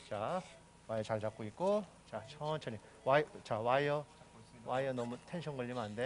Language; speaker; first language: Korean; native; Korean